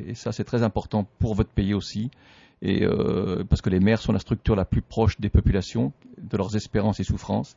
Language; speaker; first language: French; native; French